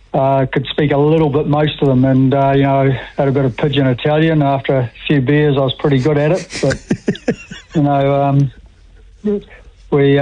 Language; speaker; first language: English; native; English